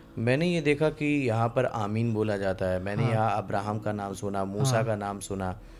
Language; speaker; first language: Hindi; non-native, local second language; Bangla